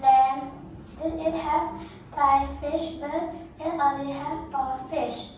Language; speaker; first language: English; non-native, learner; Vietnamese